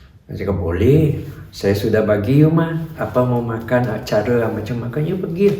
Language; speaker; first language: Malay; non-native, local second language; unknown